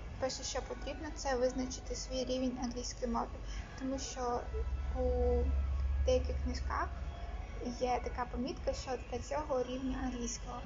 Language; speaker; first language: Ukrainian; non-native, local second language; Russian